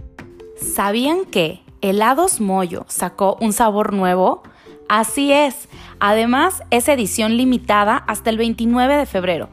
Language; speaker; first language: Spanish; native; Spanish